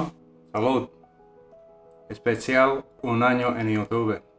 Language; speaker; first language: Spanish; non-native, fluent; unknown